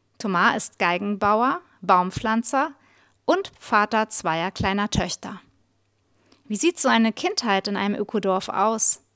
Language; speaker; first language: German; native; German